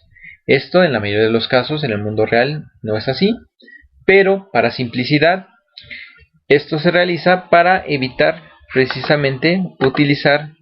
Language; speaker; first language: Spanish; native; Spanish